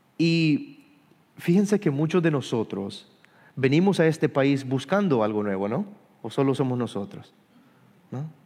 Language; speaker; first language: Spanish; early bilingual, heritage; Spanish